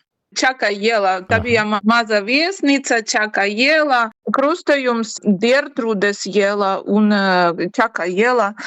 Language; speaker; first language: Latvian; non-native, learner; Ukrainian